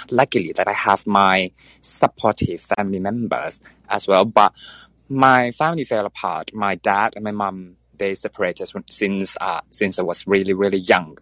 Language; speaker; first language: English; non-native, fluent; Thai